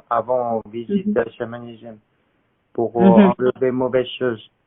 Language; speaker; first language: French; non-native, learner; Korean